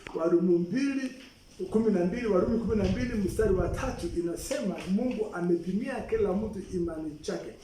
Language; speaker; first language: Swahili; non-native, local second language; Masai